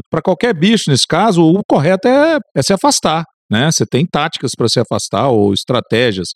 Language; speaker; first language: Portuguese; native; Portuguese